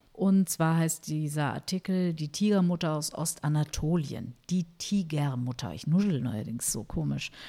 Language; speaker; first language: German; early bilingual, other home language; Turkish